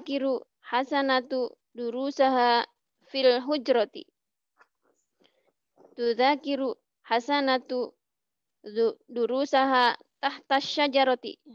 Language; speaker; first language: Arabic; non-native, learner; Indonesian